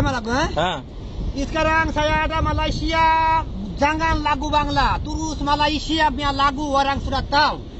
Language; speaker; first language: Indonesian; non-native, learner; Bangla